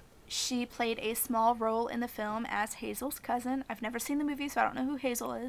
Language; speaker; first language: English; native; English